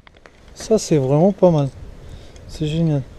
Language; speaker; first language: French; non-native, fluent; Portuguese